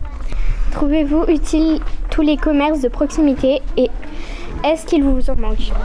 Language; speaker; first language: French; native; French